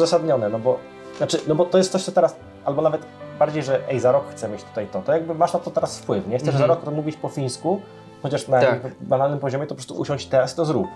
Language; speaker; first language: Polish; native; Polish